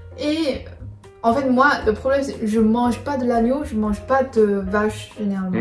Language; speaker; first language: French; non-native, learner; Chinese